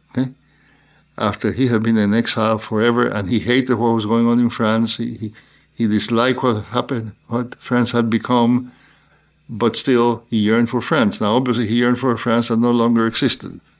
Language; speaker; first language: English; non-native, fluent; Spanish